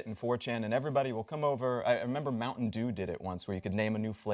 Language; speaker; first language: English; native; English